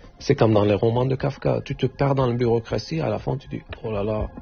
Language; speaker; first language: French; non-native, learner; Turkish